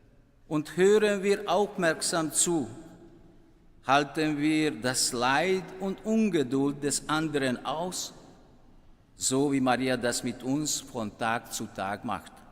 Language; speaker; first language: German; non-native, fluent; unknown